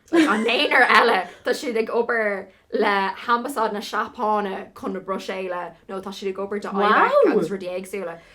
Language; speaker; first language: Irish; non-native, local second language; English